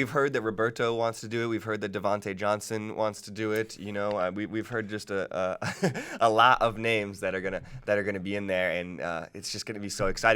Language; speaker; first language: English; native; English